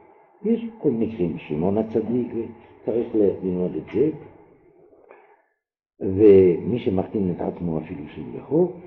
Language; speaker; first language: Hebrew; non-native, fluent; French